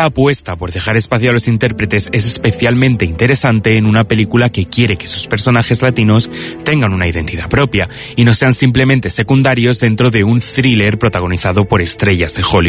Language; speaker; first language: Spanish; native; Spanish